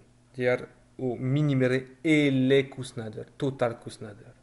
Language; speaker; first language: Norwegian; non-native, fluent; French